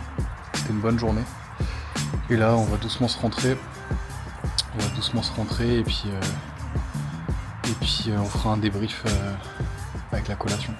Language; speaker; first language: French; native; French